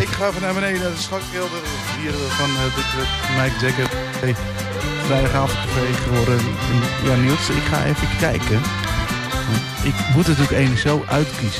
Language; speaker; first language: Dutch; native; Dutch